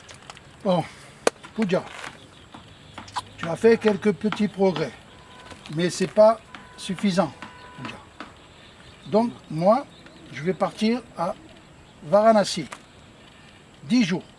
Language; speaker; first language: French; native; French